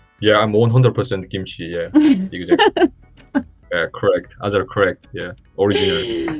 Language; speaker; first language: English; non-native, learner; Korean